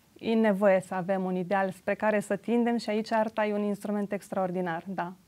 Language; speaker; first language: Romanian; native; Romanian